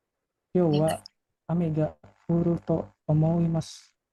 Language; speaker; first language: Japanese; non-native, learner; Indonesian